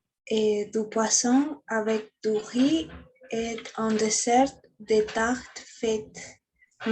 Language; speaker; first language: French; non-native, learner; Spanish